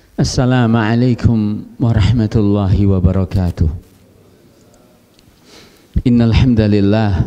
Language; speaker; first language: Arabic; non-native, fluent; Javanese